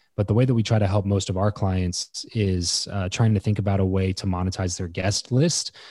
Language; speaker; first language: English; native; English